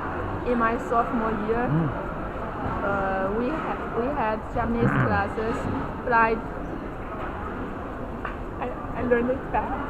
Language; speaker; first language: English; non-native, learner; Chinese